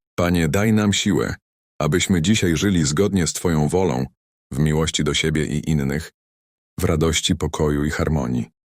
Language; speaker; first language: Polish; native; Polish